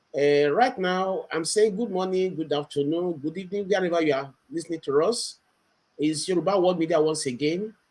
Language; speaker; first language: English; non-native, local second language; Yoruba